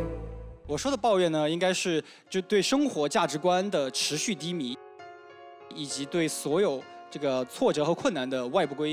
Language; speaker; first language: Chinese; native; Chinese